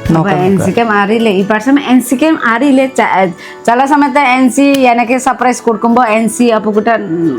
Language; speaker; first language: Malayalam; non-native, learner; Nepali